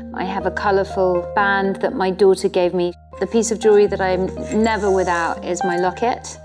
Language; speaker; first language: English; native; English